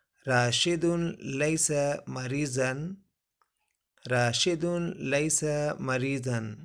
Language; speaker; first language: Arabic; non-native, fluent; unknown